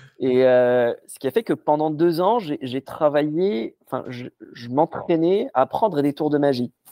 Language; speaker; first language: French; non-native, local second language; Arabic